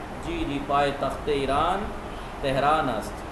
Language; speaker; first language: Persian; non-native, fluent; Urdu